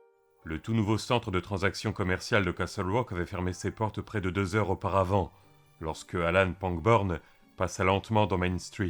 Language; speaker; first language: French; native; French